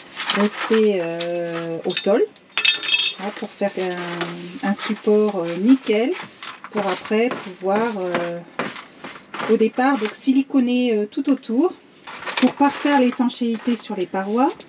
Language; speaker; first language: French; native; French